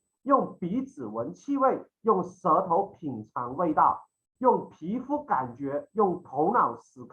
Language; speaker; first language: Chinese; native; Chinese